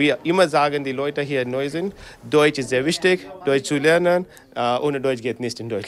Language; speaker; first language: German; non-native, learner; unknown